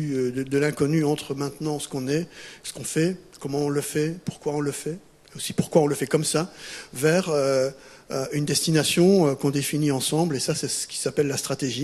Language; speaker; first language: French; native; French